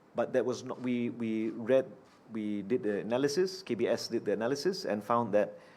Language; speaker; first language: English; non-native, local second language; Malay